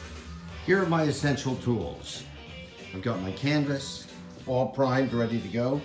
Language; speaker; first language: English; native; English